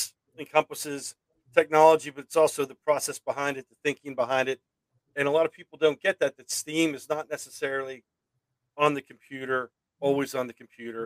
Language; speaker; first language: English; native; English